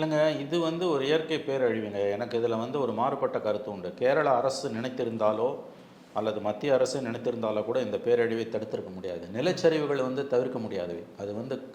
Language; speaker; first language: Tamil; native; Tamil